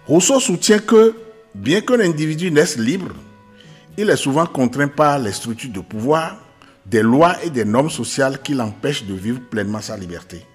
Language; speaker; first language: French; non-native, local second language; Ewe